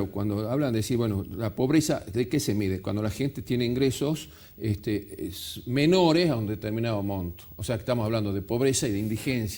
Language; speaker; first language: Spanish; native; Spanish